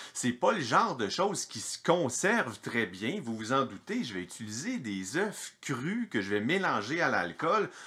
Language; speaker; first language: French; native; French